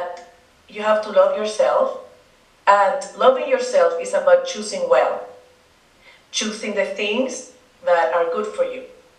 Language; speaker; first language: English; non-native, fluent; Spanish